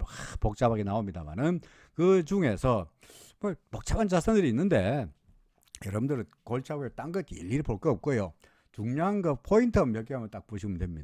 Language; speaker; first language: Korean; native; Korean